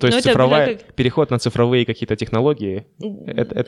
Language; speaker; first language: Russian; native; Russian